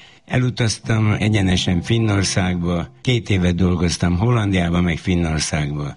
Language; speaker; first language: Hungarian; native; Hungarian